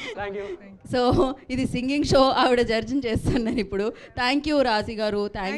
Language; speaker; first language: Telugu; native; Telugu